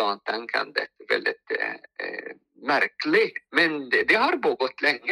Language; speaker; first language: Swedish; non-native, fluent; Arabic